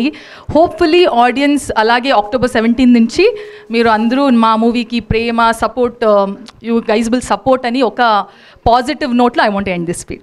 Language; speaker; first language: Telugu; non-native, local second language; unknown